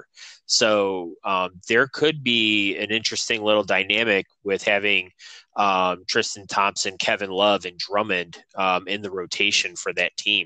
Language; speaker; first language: English; native; English